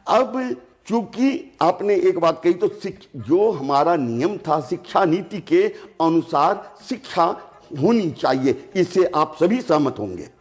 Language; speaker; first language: Hindi; native; Hindi